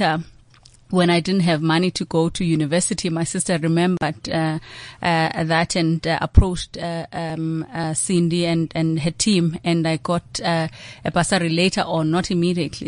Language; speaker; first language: English; non-native, local second language; Xhosa